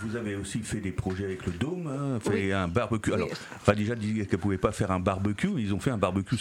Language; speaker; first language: French; native; French